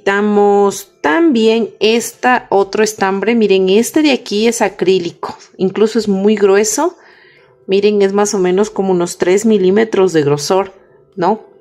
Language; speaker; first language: Spanish; native; Spanish